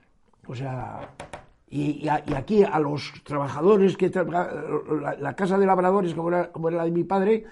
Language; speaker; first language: Spanish; native; Spanish